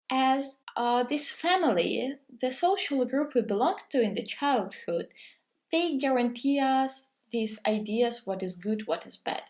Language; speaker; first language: English; non-native, fluent; Russian